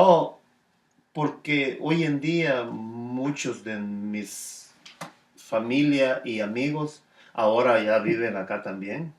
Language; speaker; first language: Spanish; native; Spanish